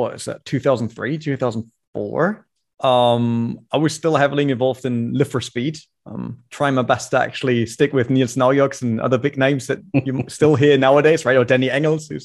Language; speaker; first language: English; non-native, fluent; German